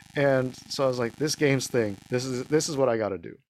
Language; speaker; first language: English; early bilingual, other home language; Chinese